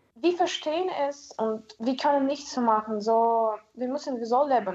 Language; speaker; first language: German; non-native, learner; Ukrainian